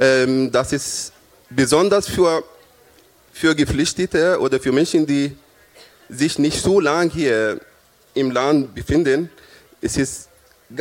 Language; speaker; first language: German; non-native, fluent; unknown